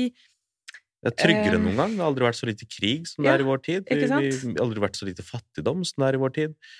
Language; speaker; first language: Norwegian; early bilingual, other home language; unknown